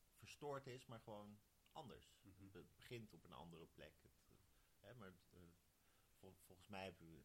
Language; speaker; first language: Dutch; native; Dutch